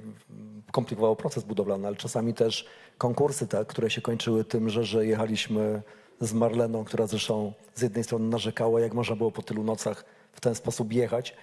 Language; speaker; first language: Polish; native; Polish